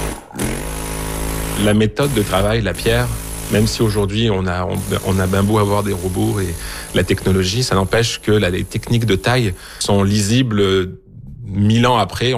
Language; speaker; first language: French; native; French